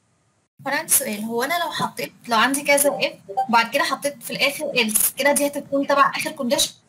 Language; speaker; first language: Arabic; native; Arabic